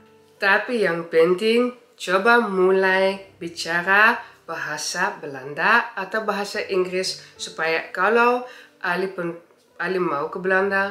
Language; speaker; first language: Indonesian; early bilingual, heritage; Indonesian